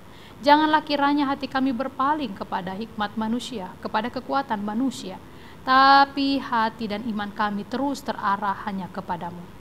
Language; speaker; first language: Indonesian; native; Indonesian